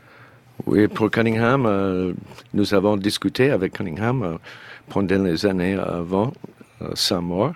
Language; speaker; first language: French; non-native, learner; English